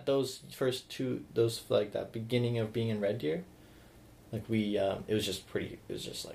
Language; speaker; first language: English; native; English